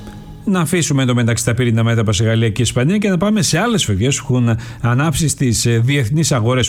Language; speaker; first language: Greek; native; Greek